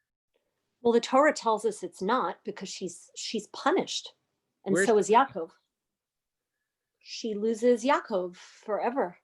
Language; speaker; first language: English; native; English